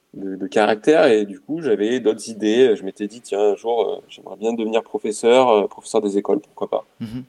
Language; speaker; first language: French; native; French